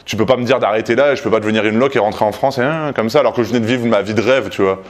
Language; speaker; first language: French; native; French